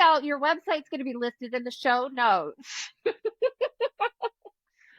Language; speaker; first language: English; native; English